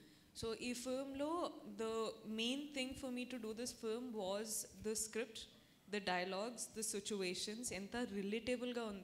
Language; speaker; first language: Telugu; non-native, fluent; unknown